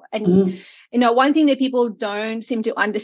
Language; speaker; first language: English; native; English